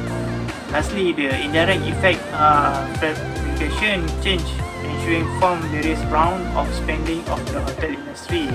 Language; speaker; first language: English; non-native, learner; Malay